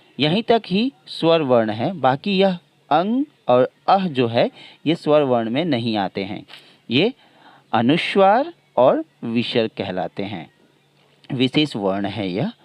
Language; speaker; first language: Hindi; non-native, local second language; Assamese